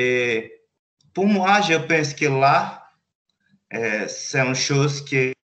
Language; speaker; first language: French; non-native, learner; Portuguese